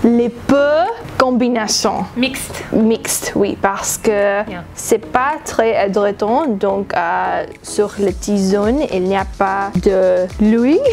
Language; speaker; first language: French; non-native, learner; English